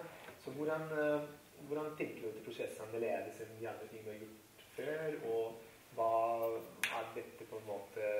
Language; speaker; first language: Norwegian; non-native, fluent; Italian